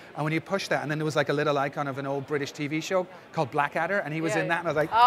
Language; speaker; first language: English; native; English